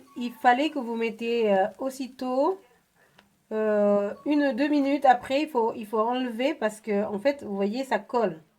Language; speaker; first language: French; non-native, fluent; Indonesian